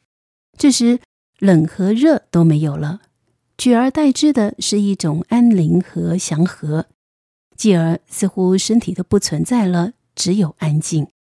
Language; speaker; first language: Chinese; native; Chinese